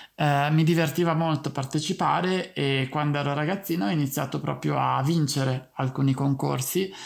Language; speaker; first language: Italian; native; Italian